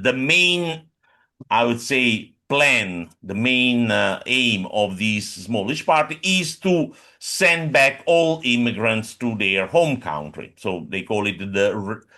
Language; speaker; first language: English; non-native, fluent; Italian